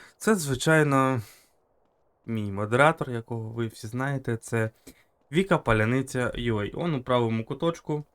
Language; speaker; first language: Ukrainian; native; Ukrainian